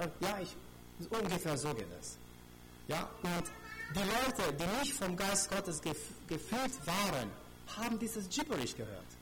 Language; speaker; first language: German; non-native, fluent; Romanian